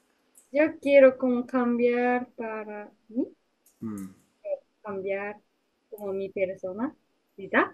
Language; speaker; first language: Spanish; non-native, learner; Japanese